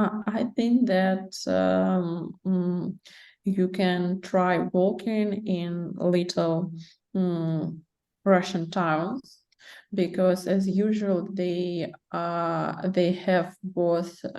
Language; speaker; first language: English; non-native, learner; Russian